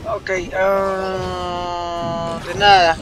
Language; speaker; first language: Spanish; native; Spanish